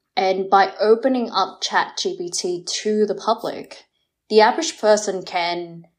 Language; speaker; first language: English; early bilingual, other home language; Vietnamese